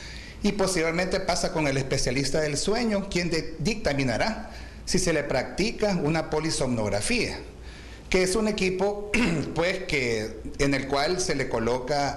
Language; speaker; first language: Spanish; native; Spanish